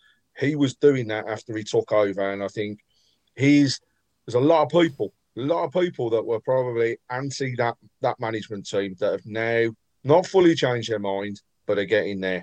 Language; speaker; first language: English; native; English